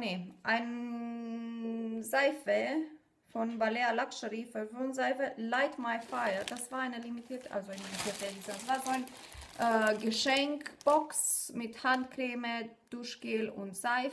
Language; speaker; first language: German; non-native, fluent; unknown